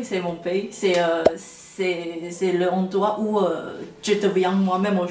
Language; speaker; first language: French; non-native, fluent; Chinese